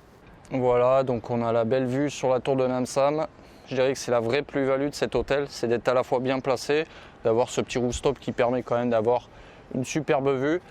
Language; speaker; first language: French; native; French